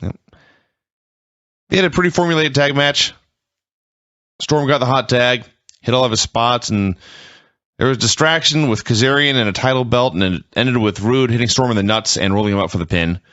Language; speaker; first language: English; native; English